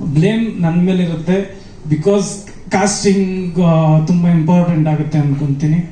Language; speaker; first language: Kannada; native; Kannada